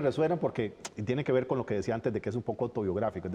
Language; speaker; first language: Spanish; native; Spanish